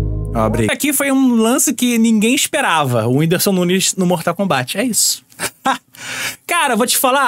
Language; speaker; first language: Portuguese; native; Portuguese